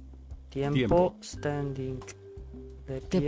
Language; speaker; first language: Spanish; non-native, learner; Polish